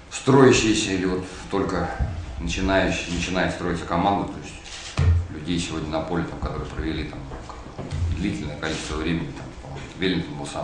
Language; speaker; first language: Russian; native; Russian